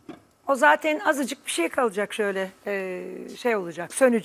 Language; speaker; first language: Turkish; native; Turkish